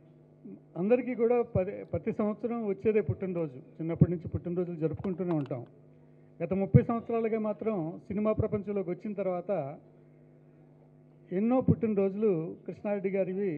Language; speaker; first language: Telugu; native; Telugu